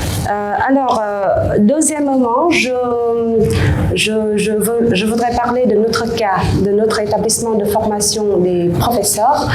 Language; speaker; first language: French; non-native, fluent; Vietnamese